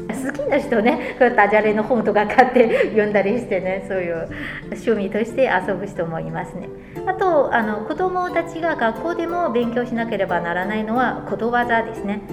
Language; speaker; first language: Japanese; non-native, fluent; Chinese